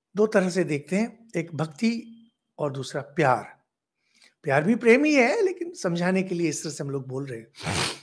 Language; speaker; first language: Hindi; non-native, local second language; Bangla